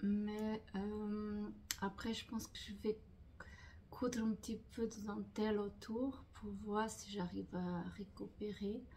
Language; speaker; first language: French; non-native, fluent; Portuguese